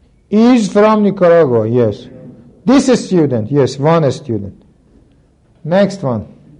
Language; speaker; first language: English; non-native, fluent; Persian